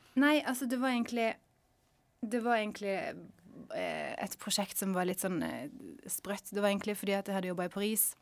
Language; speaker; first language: Norwegian; native; Norwegian